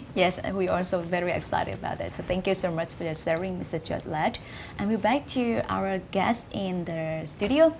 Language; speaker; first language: English; non-native, fluent; Vietnamese